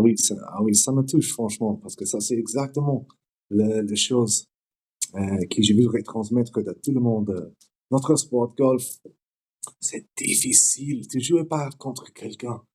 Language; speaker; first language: French; non-native, learner; English